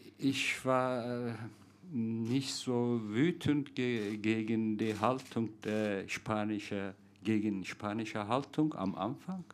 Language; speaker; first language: German; non-native, fluent; Turkish